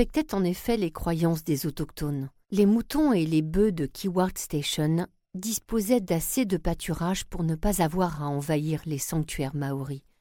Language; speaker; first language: French; native; French